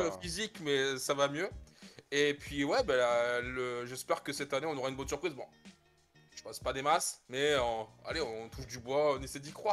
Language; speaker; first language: French; native; French